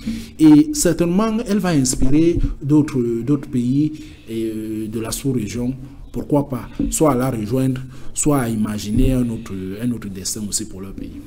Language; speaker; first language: French; native; French